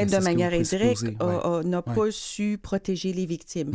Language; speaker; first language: French; native; French